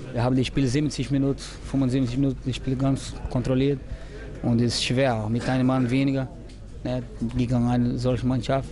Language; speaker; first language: German; non-native, learner; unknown